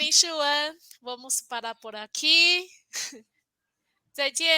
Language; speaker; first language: Portuguese; non-native, fluent; Chinese